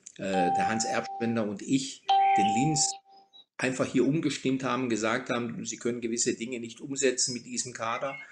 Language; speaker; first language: German; early bilingual, other home language; Croatian